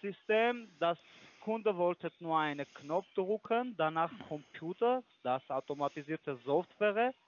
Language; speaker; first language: German; non-native, learner; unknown